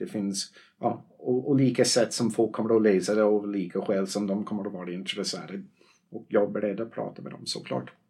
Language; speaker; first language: Swedish; non-native, fluent; English